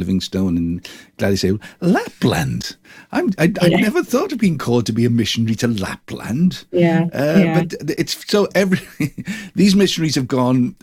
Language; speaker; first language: English; native; English